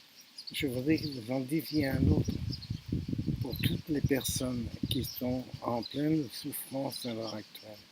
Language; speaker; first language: French; native; French